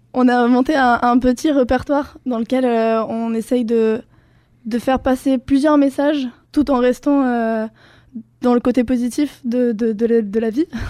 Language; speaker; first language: French; non-native, fluent; Spanish